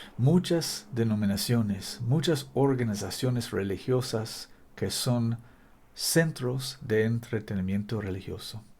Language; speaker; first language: Spanish; non-native, fluent; English